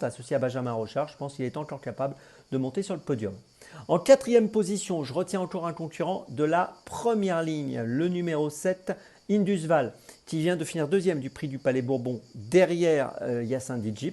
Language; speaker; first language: French; native; French